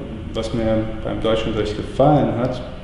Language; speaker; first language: German; non-native, fluent; Latvian